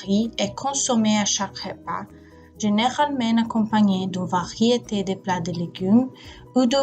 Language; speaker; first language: French; non-native, learner; English